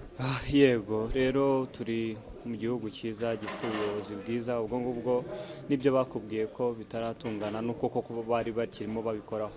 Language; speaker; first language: Kinyarwanda; native; Kinyarwanda